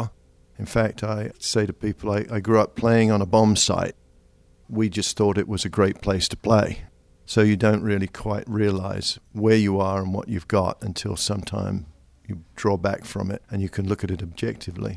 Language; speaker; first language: English; native; English